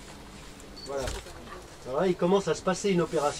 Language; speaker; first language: French; native; French